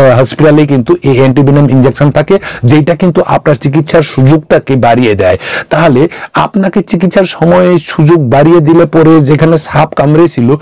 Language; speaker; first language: Bangla; non-native, local second language; Kok Borok